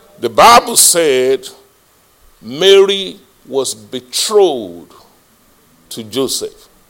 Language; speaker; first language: English; non-native, local second language; Yoruba